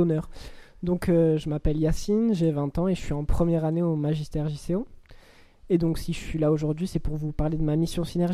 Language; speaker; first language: French; early bilingual, other home language; Arabic